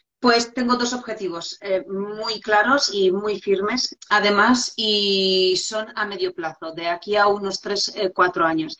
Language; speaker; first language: Spanish; non-native, fluent; Polish